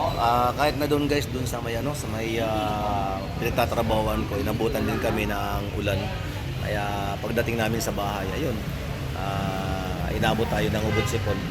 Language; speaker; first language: Filipino; non-native, local second language; Bikol